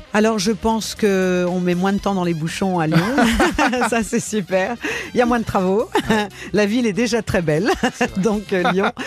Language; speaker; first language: French; native; French